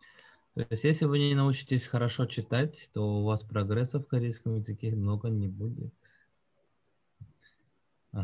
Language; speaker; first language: Russian; non-native, fluent; Korean